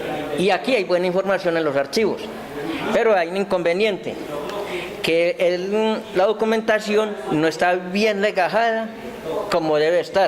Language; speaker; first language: Spanish; native; Spanish